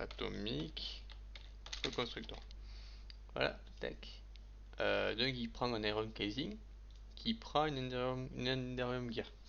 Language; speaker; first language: French; native; French